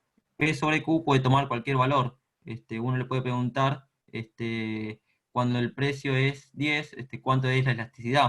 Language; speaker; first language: Spanish; native; Spanish